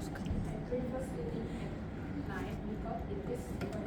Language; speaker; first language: English; non-native, learner; Indonesian